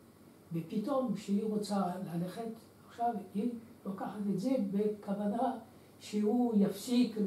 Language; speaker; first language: Hebrew; non-native, fluent; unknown